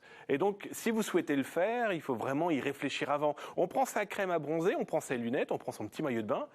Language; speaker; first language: French; native; French